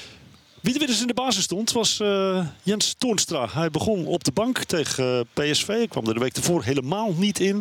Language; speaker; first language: Dutch; native; Dutch